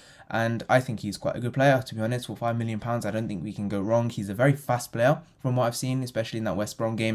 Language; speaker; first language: English; native; English